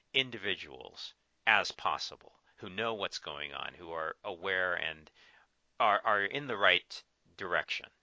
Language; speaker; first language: English; native; English